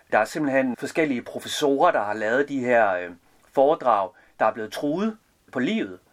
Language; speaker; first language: Danish; early bilingual, other home language; Serbian